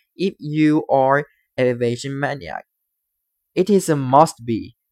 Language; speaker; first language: English; non-native, fluent; Chinese